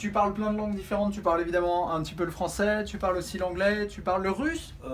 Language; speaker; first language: French; native; French